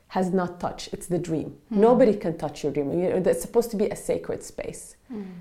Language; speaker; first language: English; non-native, fluent; Arabic